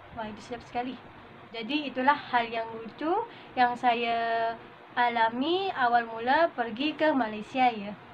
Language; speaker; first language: Indonesian; non-native, local second language; Madurese